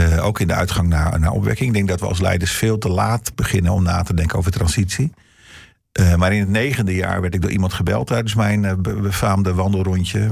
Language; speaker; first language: Dutch; early bilingual, heritage; Dutch